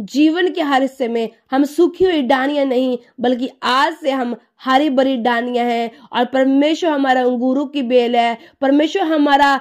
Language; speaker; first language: Hindi; non-native, local second language; Punjabi